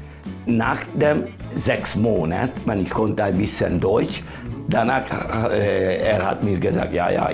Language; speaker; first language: German; non-native, learner; Hungarian